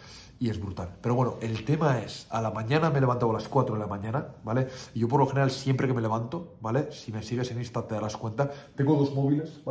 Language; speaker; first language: Spanish; native; Spanish